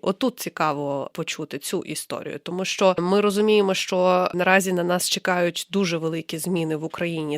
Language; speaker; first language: Ukrainian; native; Ukrainian